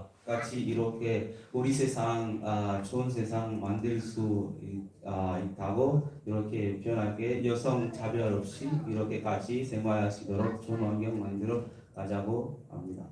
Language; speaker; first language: Korean; non-native, learner; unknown